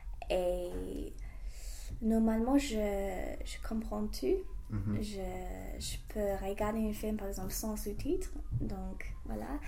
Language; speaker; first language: French; non-native, fluent; English